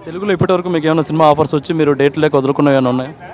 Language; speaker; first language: Telugu; native; Telugu